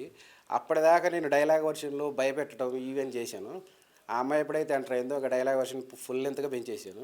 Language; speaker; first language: Telugu; native; Telugu